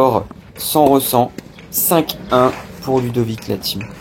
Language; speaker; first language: French; native; French